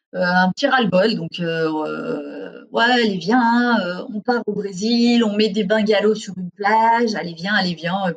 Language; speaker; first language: French; native; French